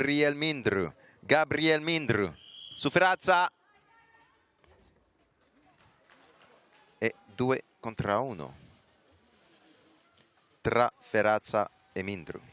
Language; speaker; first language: Italian; non-native, fluent; French